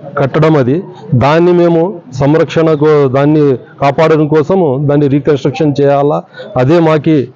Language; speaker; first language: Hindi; non-native, local second language; Urdu